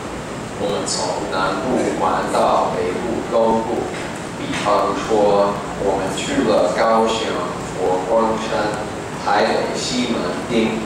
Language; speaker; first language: Chinese; non-native, fluent; English